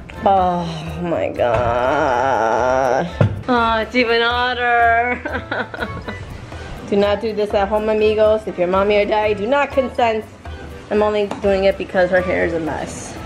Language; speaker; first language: English; early bilingual, other home language; Spanish